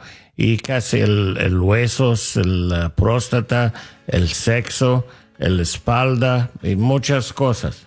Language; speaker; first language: Spanish; non-native, learner; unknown